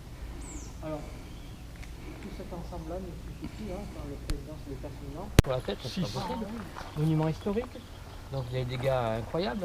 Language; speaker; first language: French; native; French